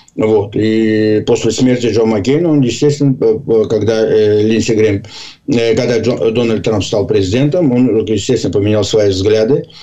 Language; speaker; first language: Russian; non-native, local second language; Azerbaijani